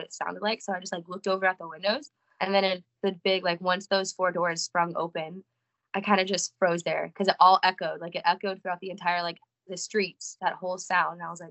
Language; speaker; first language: English; native; English